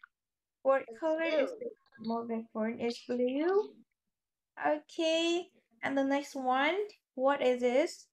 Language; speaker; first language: English; non-native, fluent; Vietnamese